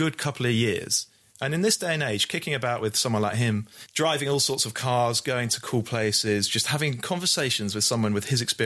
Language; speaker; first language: English; native; English